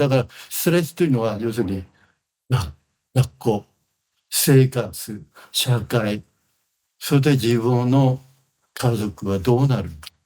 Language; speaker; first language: Japanese; non-native, fluent; Khmer